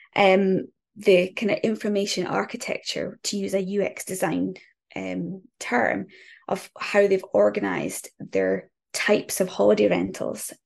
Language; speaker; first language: English; native; English